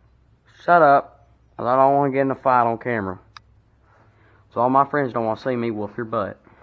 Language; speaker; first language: English; native; English